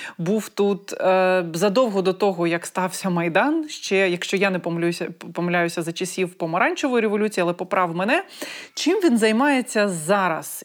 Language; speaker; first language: Ukrainian; native; Ukrainian